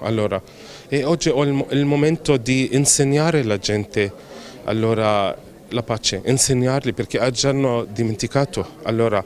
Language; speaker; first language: Italian; non-native, fluent; Arabic